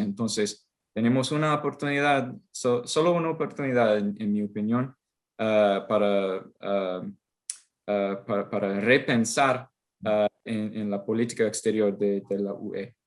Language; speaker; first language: Spanish; non-native, fluent; English